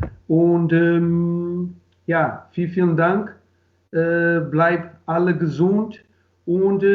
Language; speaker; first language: German; non-native, learner; Portuguese